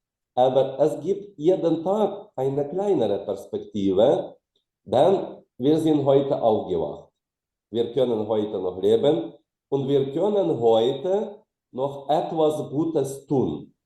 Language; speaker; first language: German; non-native, fluent; Ukrainian